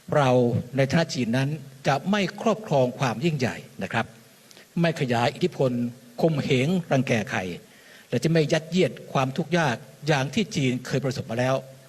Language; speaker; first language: Thai; native; Thai